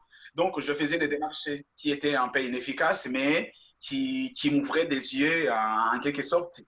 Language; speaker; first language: French; non-native, local second language; Kinyarwanda